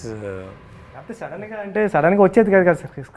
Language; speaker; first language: Telugu; native; Telugu